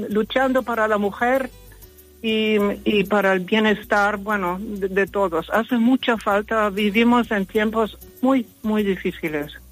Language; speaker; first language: Spanish; non-native, fluent; German